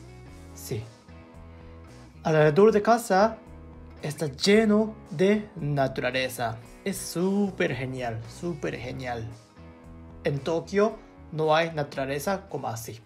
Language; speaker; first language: Spanish; non-native, learner; Japanese